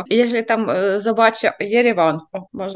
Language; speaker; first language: Polish; non-native, fluent; Ukrainian